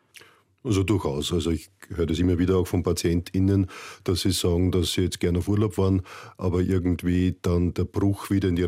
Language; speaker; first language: German; native; German